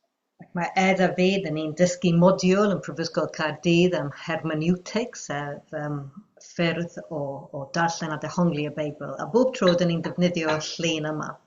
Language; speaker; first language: Welsh; non-native, fluent; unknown